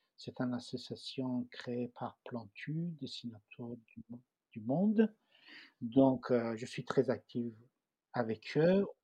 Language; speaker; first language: French; non-native, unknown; Persian